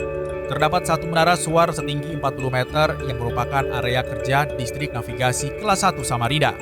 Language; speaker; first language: Indonesian; native; Indonesian